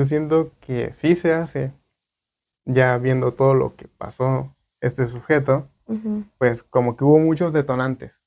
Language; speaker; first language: Spanish; native; Spanish